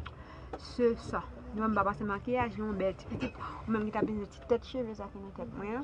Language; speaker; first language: French; non-native, learner; Haitian Creole